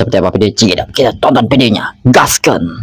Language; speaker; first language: Indonesian; native; Indonesian